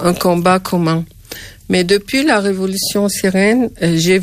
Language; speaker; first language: French; non-native, fluent; Arabic